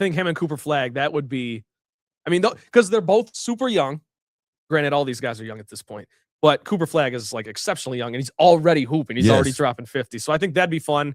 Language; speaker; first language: English; native; English